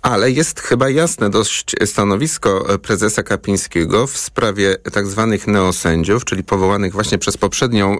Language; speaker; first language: Polish; native; Polish